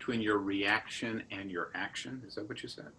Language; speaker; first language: English; native; English